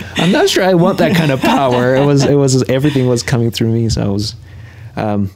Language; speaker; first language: English; non-native, fluent; Korean